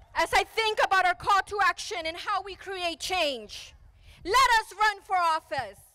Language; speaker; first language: English; early bilingual, other home language; Spanish